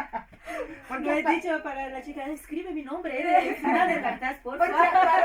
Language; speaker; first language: Spanish; non-native, fluent; Portuguese